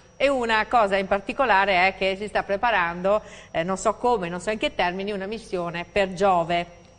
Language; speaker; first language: Italian; native; Italian